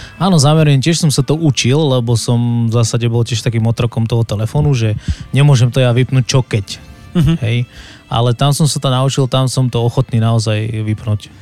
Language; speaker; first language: Slovak; native; Slovak